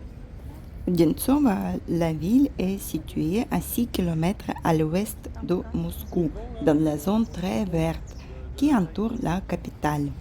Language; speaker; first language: French; non-native, fluent; Russian